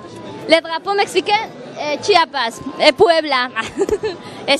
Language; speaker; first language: French; non-native, fluent; Spanish